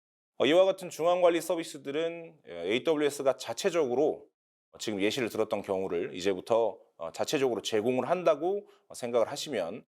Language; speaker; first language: Korean; native; Korean